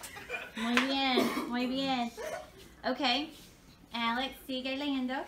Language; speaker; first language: Spanish; non-native, fluent; English